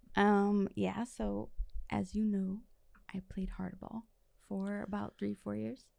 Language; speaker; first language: English; native; English